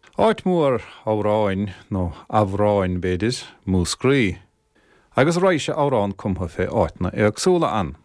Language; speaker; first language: Irish; native; Irish